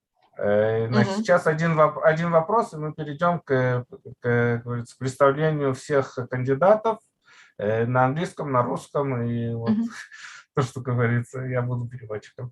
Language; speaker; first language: Russian; native; Russian